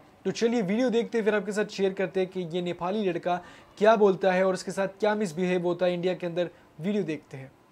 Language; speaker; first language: Hindi; native; Hindi